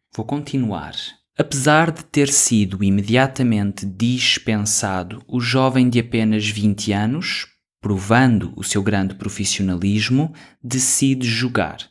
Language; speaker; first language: Portuguese; non-native, fluent; English